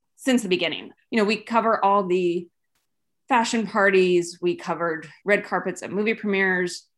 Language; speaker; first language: English; native; English